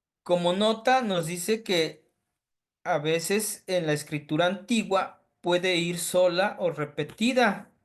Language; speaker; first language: Spanish; native; Spanish